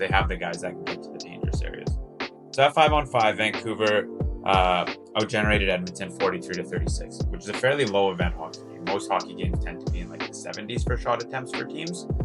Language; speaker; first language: English; native; English